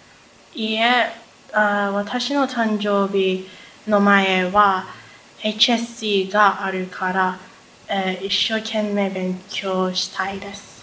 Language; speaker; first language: Japanese; non-native, learner; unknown